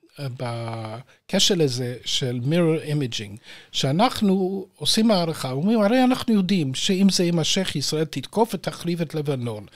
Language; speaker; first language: Hebrew; native; Hebrew